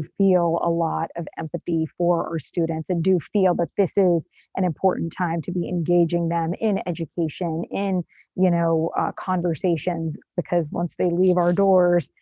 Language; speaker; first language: English; native; English